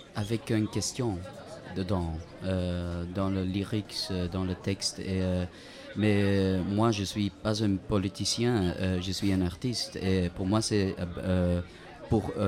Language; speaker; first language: French; non-native, learner; Dutch